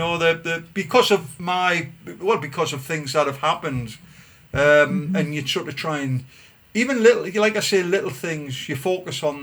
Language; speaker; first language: English; native; English